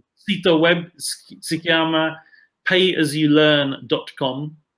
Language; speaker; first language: Italian; non-native, fluent; English